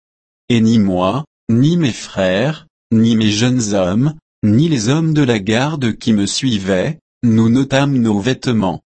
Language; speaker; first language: French; native; French